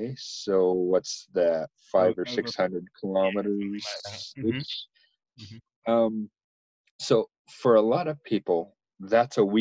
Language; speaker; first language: English; native; English